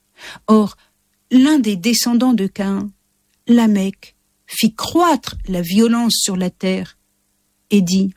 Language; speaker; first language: French; native; French